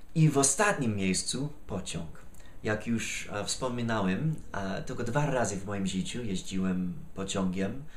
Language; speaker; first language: Polish; non-native, fluent; English